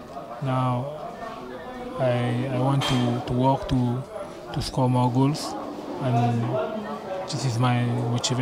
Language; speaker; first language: English; non-native, learner; French